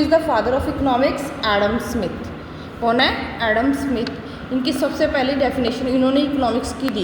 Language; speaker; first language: Hindi; native; Hindi